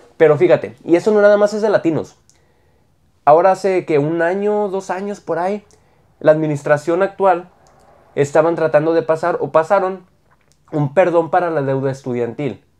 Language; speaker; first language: Spanish; native; Spanish